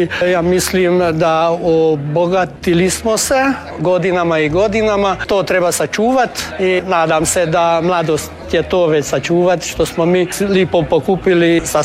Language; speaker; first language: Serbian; early bilingual, heritage; Croatian